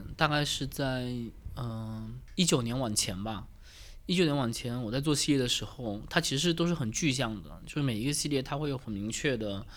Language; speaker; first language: Chinese; native; Chinese